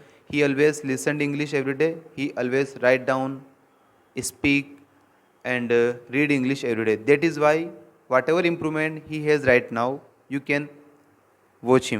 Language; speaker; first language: English; non-native, local second language; Hindi